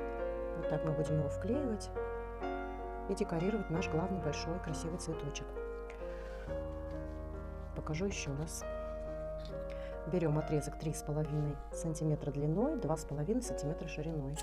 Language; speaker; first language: Russian; native; Russian